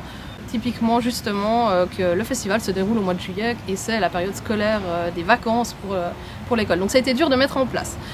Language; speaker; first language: French; native; French